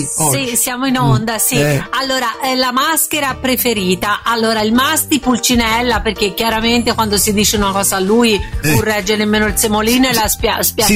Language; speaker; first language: Italian; native; Italian